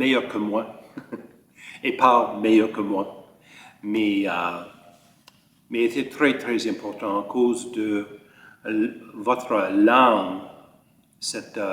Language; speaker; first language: French; early bilingual, heritage; French